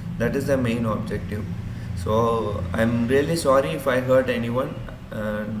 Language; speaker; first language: English; non-native, local second language; Urdu